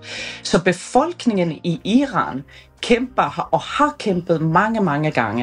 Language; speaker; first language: Danish; non-native, fluent; Persian